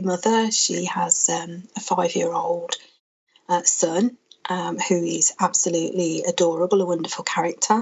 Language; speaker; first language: English; native; English